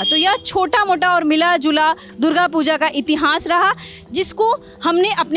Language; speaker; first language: Hindi; native; Hindi